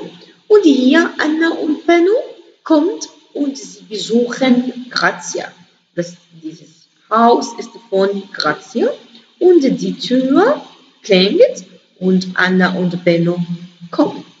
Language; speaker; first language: German; non-native, learner; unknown